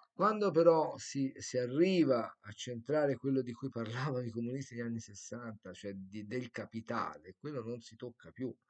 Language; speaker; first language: Italian; native; Italian